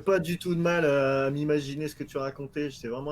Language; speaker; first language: French; native; French